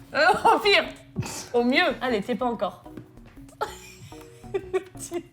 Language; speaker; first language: French; native; French